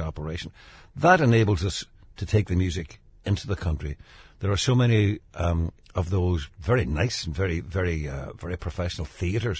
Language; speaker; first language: English; native; English